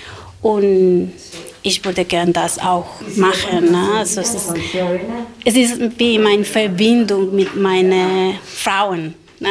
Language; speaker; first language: German; non-native, learner; Spanish